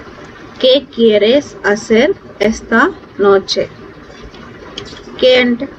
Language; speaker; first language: Spanish; non-native, fluent; Telugu